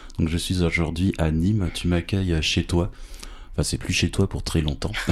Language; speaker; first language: French; native; French